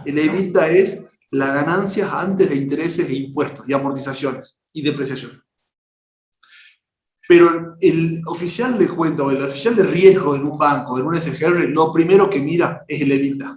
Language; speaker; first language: Spanish; native; Spanish